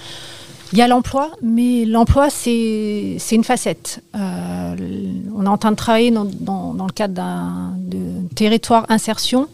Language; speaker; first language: French; native; French